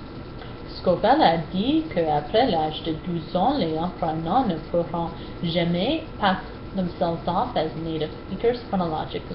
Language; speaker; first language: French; non-native, learner; English